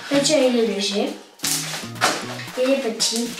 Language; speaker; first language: French; early bilingual, other home language; Russian